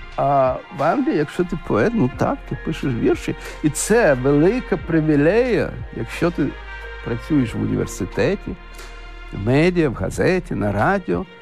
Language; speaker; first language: Ukrainian; non-native, local second language; Russian